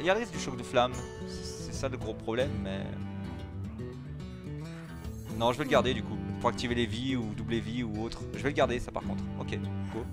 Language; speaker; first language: French; native; French